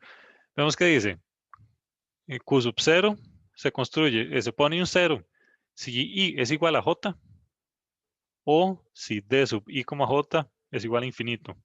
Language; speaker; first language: Spanish; native; Spanish